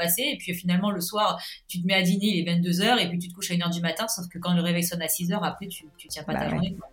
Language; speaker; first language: French; native; French